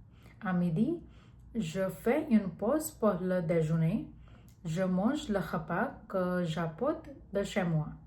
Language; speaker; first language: French; non-native, learner; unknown